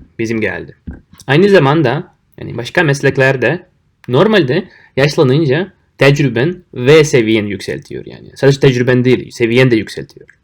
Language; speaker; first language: Turkish; non-native, fluent; Russian